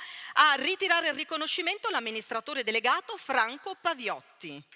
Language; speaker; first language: Italian; native; Italian